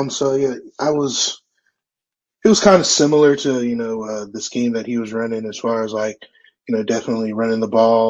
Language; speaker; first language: English; native; English